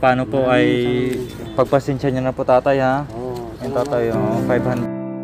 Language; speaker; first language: Filipino; native; Filipino